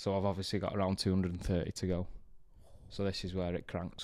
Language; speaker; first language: English; native; English